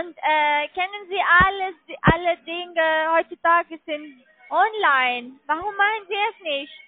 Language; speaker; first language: German; non-native, learner; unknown